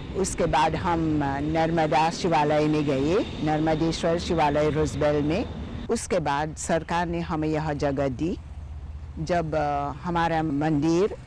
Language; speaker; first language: Hindi; non-native, local second language; Morisyen